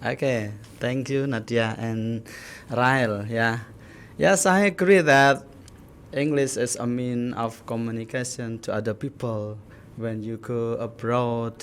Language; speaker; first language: English; non-native, learner; Indonesian